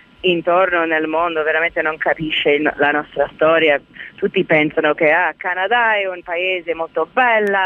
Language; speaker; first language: Italian; early bilingual, heritage; Italian